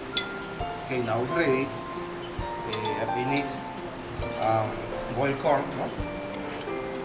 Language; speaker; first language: English; non-native, learner; Spanish